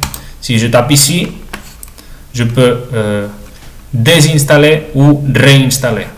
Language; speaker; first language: French; non-native, learner; Spanish